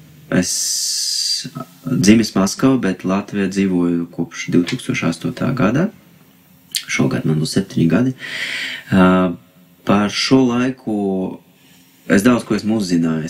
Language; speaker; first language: Latvian; non-native, fluent; Russian